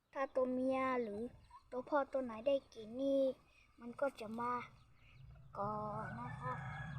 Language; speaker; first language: Thai; native; Thai